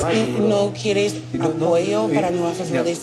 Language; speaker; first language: Spanish; non-native, learner; English